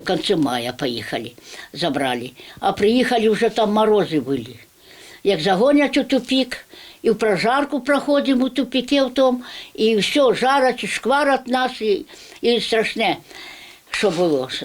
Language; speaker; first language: Ukrainian; native; Ukrainian